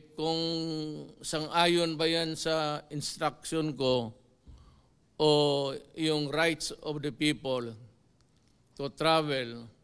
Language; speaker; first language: Filipino; non-native, local second language; Cebuano